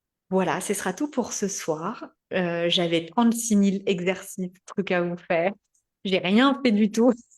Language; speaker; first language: French; native; French